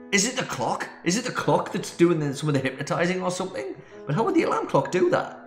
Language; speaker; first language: English; native; English